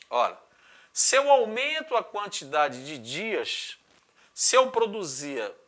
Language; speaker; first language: Portuguese; native; Portuguese